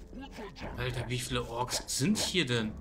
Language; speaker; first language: German; native; German